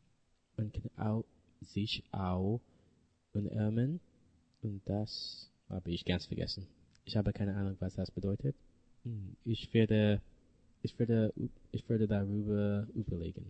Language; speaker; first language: German; non-native, learner; English